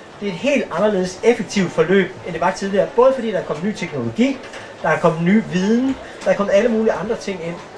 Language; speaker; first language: Danish; native; Danish